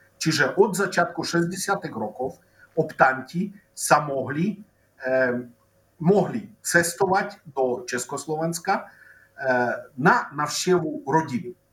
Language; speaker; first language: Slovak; non-native, local second language; Rusyn